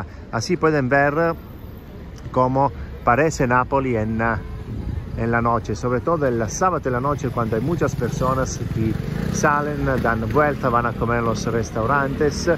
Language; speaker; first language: Spanish; non-native, fluent; Italian